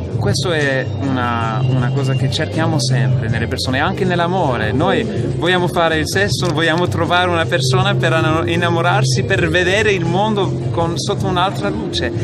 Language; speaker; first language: Italian; non-native, fluent; French